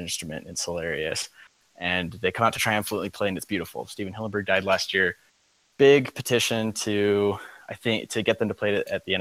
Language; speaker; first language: English; native; English